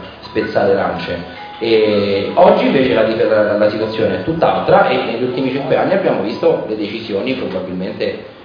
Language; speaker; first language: Italian; native; Italian